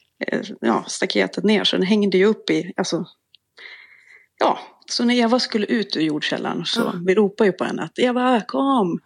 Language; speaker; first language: Swedish; native; Swedish